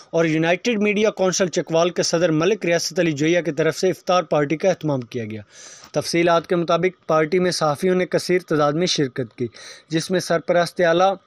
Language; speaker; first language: Urdu; non-native, local second language; Punjabi